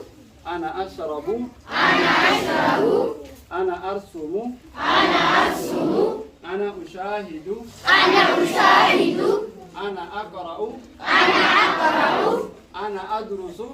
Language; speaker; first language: Arabic; non-native, fluent; Oromo